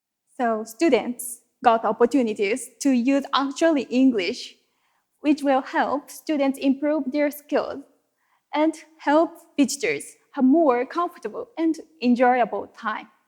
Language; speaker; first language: English; non-native, fluent; Japanese